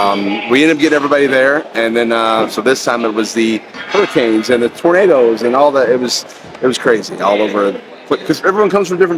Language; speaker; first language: English; native; English